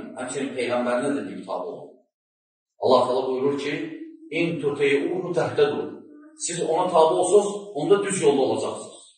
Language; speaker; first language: Turkish; non-native, learner; Azerbaijani